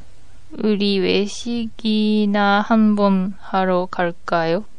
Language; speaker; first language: Korean; non-native, learner; Japanese